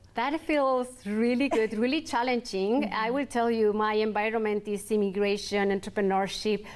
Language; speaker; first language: English; non-native, fluent; Spanish